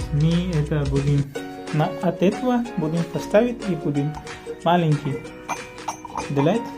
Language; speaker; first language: Russian; non-native, learner; Hindi